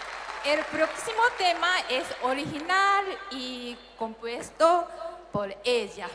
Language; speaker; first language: Spanish; non-native, fluent; Japanese